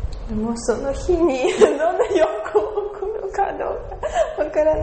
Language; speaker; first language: Japanese; non-native, learner; Russian